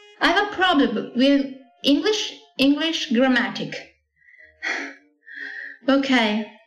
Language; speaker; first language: English; non-native, learner; Italian